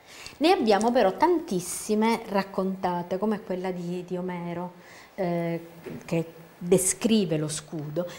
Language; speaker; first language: Italian; native; Italian